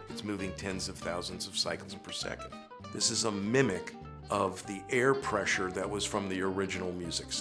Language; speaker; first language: English; native; English